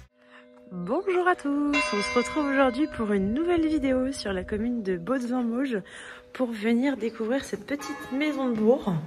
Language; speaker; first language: French; native; French